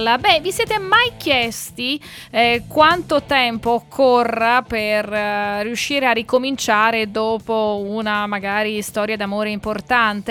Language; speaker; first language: Italian; native; Italian